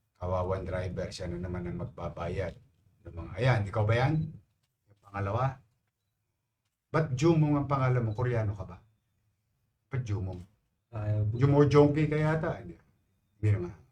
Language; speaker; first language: Filipino; native; Filipino